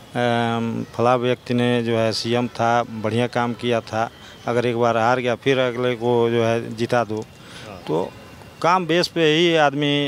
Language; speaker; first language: Hindi; native; Hindi